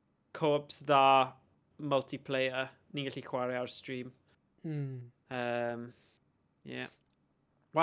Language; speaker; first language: Welsh; native; Welsh